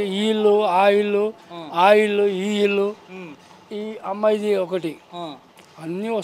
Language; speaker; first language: Telugu; non-native, local second language; Urdu